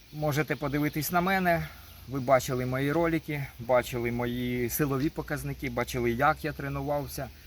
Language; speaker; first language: Ukrainian; non-native, local second language; Russian